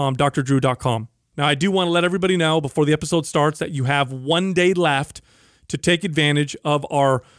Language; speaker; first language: English; native; English